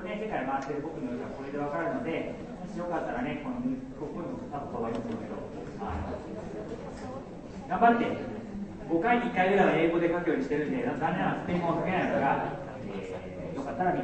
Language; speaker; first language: Japanese; native; Japanese